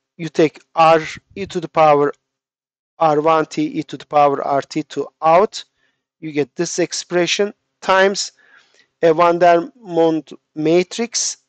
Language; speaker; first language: English; non-native, fluent; Turkish